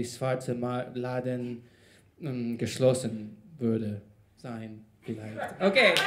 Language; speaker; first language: German; non-native, learner; Spanish